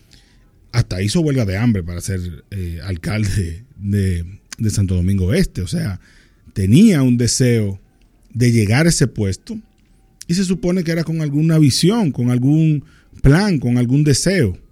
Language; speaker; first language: Spanish; native; Spanish